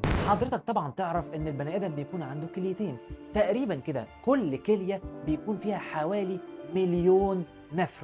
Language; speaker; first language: Arabic; native; Arabic